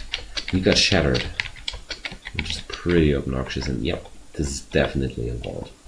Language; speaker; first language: English; non-native, fluent; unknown